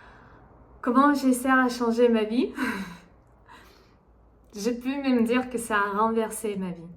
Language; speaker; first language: French; non-native, fluent; Russian